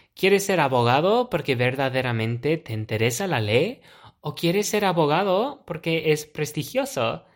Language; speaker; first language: Spanish; non-native, fluent; English